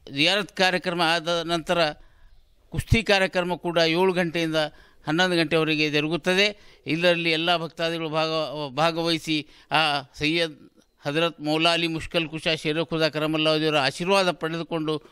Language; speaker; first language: Kannada; non-native, local second language; Urdu